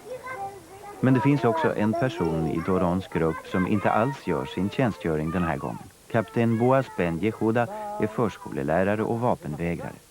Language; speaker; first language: Swedish; native; Swedish